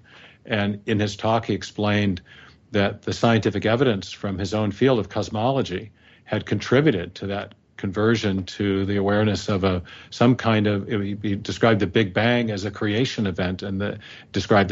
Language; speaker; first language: English; native; English